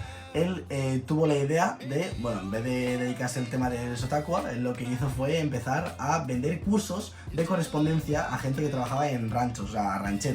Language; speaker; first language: Spanish; native; Spanish